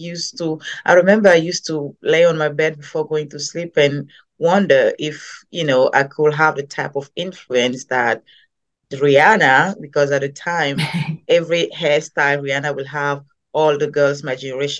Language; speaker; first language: English; non-native, local second language; French